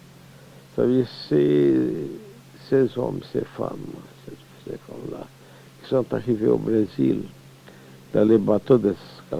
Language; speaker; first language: French; non-native, fluent; Portuguese